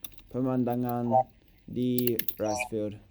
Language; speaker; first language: Indonesian; non-native, learner; English